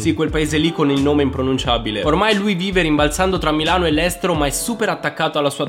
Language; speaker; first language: Italian; native; Italian